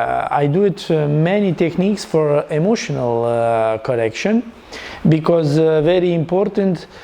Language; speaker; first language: English; non-native, learner; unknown